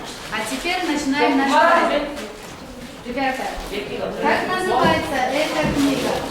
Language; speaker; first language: Russian; non-native, local second language; Kyrgyz